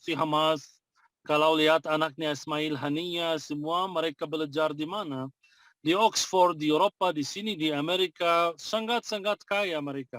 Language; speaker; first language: Indonesian; non-native, fluent; Arabic